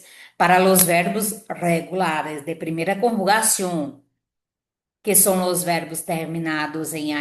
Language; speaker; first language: Spanish; non-native, fluent; Portuguese